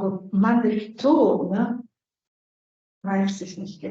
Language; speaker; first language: German; non-native, fluent; Italian